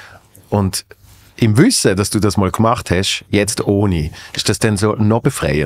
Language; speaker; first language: German; native; German